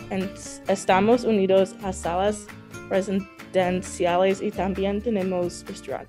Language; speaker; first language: Spanish; non-native, learner; English